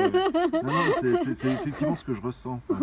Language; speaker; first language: French; native; French